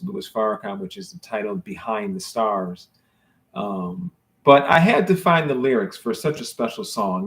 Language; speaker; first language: English; native; English